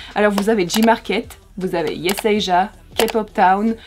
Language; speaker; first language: French; native; French